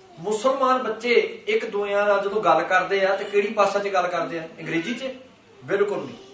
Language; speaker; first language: Punjabi; early bilingual, heritage; Punjabi